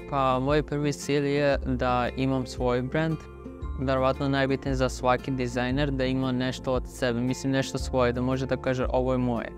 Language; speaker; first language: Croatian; non-native, fluent; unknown